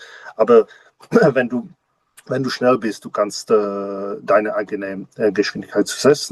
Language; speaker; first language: German; non-native, learner; Czech